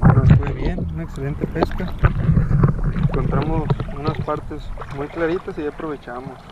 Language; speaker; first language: Spanish; native; Spanish